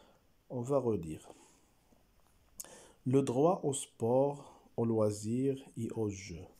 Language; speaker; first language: French; non-native, local second language; Arabic